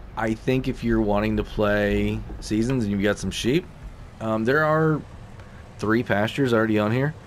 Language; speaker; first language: English; native; English